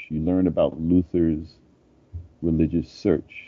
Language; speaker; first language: English; native; English